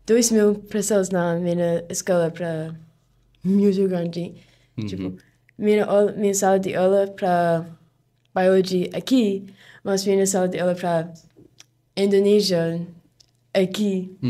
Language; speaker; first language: Portuguese; non-native, learner; English